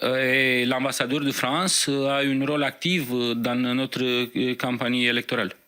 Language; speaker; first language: French; non-native, fluent; Romanian